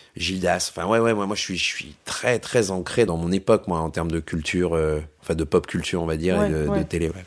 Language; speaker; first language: French; native; French